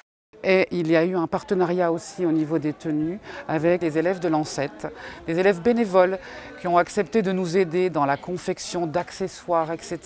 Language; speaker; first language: French; native; French